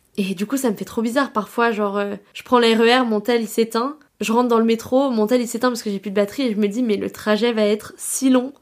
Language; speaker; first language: French; native; French